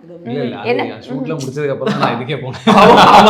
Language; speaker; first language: Tamil; native; Tamil